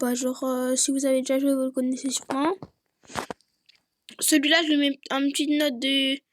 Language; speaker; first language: French; native; French